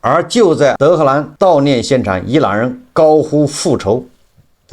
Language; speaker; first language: Chinese; native; Chinese